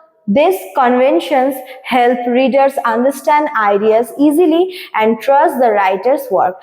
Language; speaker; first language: English; non-native, local second language; Bangla